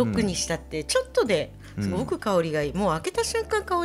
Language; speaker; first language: Japanese; native; Japanese